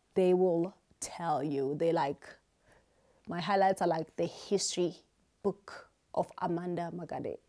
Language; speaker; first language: English; non-native, local second language; Xhosa